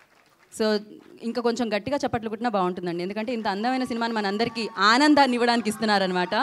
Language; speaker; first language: Telugu; native; Telugu